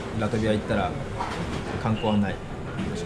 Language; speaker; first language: Japanese; native; Japanese